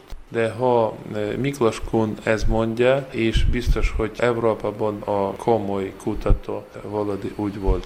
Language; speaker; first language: Hungarian; non-native, learner; Ukrainian